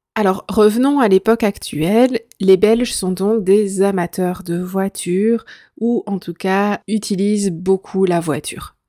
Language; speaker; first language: French; native; French